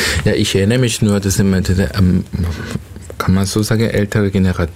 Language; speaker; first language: German; non-native, learner; Korean